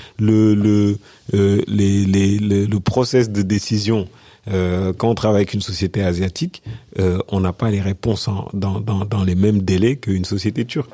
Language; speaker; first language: French; early bilingual, other home language; Wolof